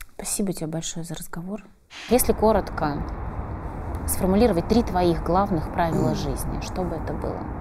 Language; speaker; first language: Russian; native; Russian